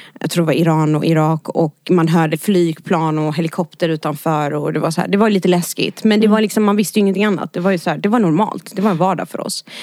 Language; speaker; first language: Swedish; early bilingual, other home language; Arabic